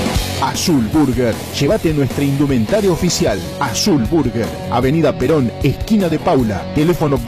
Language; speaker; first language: Spanish; native; Spanish